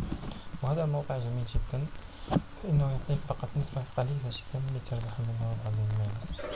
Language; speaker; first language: Arabic; native; Arabic